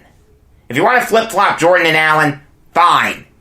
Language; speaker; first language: English; native; English